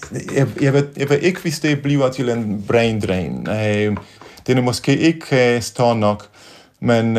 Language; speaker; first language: Danish; non-native, fluent; Polish